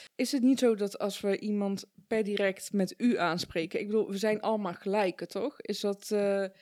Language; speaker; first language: Dutch; early bilingual, other home language; Persian